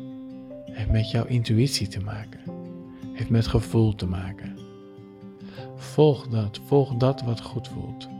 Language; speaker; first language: Dutch; native; Dutch